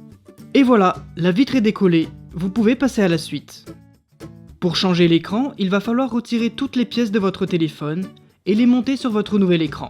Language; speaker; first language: French; native; French